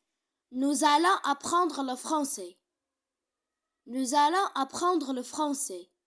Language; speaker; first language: French; non-native, fluent; Arabic